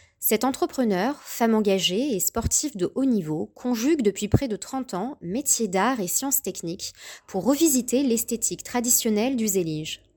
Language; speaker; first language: French; native; French